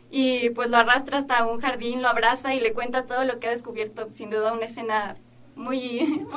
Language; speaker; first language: Spanish; native; Spanish